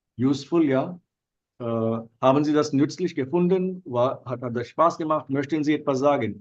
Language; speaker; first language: German; non-native, fluent; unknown